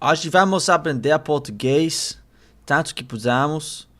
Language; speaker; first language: Portuguese; non-native, learner; English